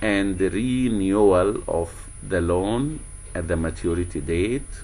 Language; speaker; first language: English; non-native, fluent; Arabic